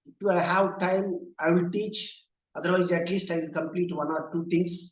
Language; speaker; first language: English; non-native, local second language; Telugu